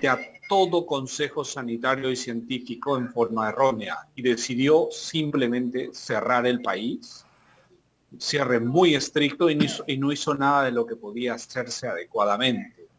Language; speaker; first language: Spanish; native; Spanish